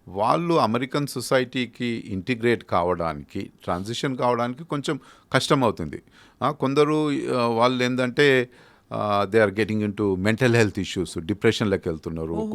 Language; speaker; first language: Telugu; native; Telugu